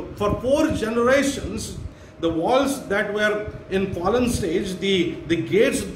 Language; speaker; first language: English; non-native, local second language; Marathi